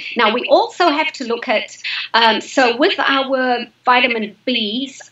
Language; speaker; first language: English; native; English